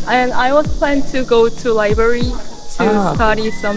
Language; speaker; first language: English; non-native, fluent; Korean